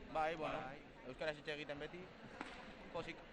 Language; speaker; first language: Basque; non-native, local second language; Spanish